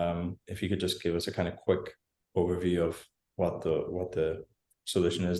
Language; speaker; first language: English; native; English